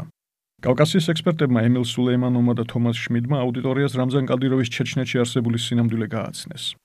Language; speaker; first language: Georgian; native; Georgian